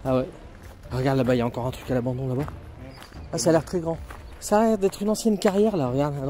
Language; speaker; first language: French; native; French